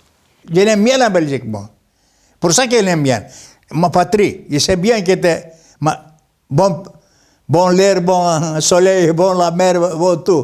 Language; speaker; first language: French; non-native, learner; Greek